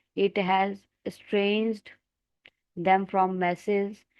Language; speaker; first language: English; non-native, local second language; Punjabi